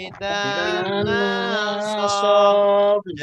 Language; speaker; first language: Arabic; non-native, fluent; Indonesian